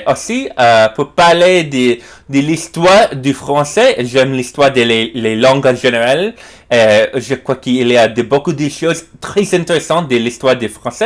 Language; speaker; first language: French; non-native, learner; English